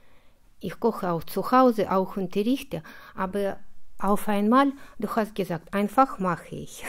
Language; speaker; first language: German; non-native, fluent; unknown